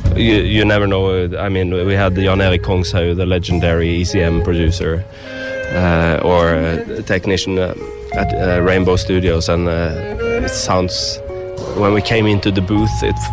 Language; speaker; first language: English; non-native, fluent; Norwegian